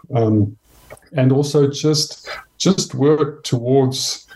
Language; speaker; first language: English; native; English